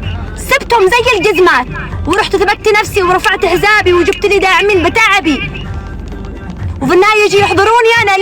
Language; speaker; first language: Arabic; native; Arabic